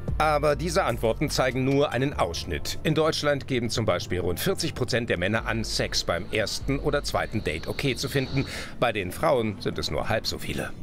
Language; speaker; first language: German; native; German